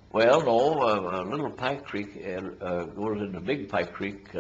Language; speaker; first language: English; native; English